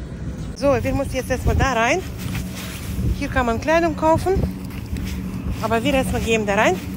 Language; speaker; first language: German; non-native, fluent; Latvian